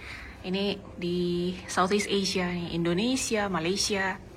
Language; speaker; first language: Indonesian; native; Indonesian